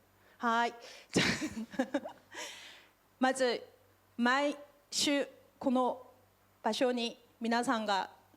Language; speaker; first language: Japanese; non-native, fluent; Korean